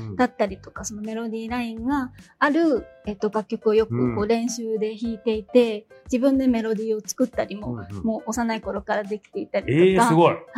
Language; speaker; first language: Japanese; native; Japanese